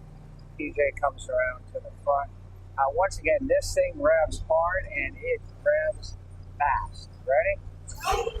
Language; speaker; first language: English; native; English